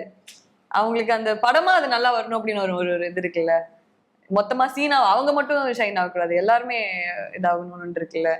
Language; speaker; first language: Tamil; native; Tamil